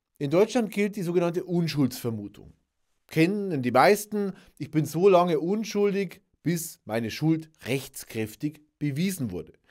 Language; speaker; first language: German; native; German